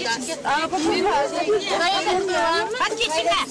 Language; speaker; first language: Turkish; native; Turkish